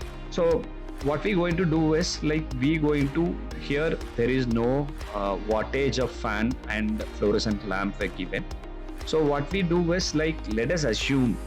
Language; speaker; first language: English; non-native, local second language; Tamil